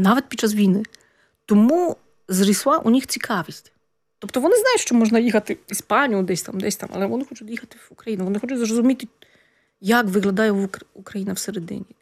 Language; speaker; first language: Ukrainian; non-native, fluent; Polish